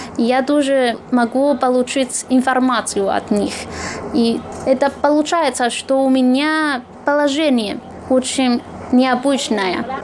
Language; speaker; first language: Russian; non-native, fluent; Chinese